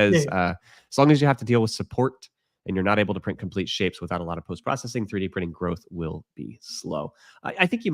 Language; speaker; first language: English; native; English